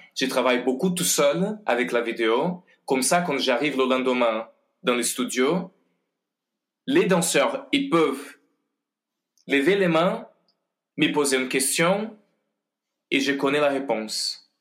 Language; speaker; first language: French; non-native, fluent; Portuguese